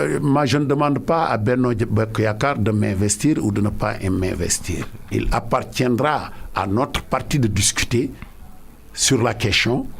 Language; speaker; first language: French; non-native, local second language; Wolof